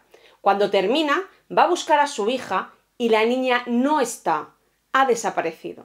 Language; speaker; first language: Spanish; native; Spanish